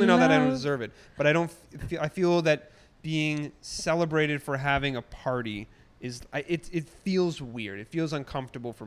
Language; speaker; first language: English; native; English